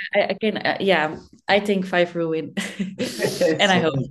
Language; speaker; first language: English; non-native, fluent; Dutch